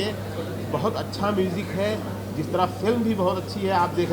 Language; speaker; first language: Hindi; native; Hindi